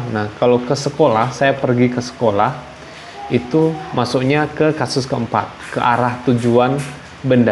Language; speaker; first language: Indonesian; non-native, local second language; Javanese